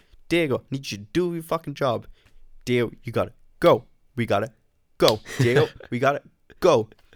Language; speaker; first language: English; native; English